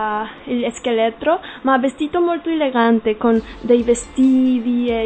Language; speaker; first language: Italian; non-native, learner; Spanish